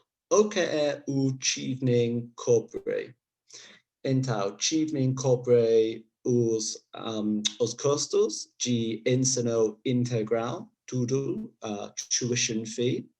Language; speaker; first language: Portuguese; non-native, learner; English